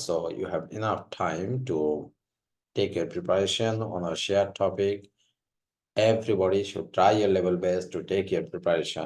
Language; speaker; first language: English; non-native, fluent; Bangla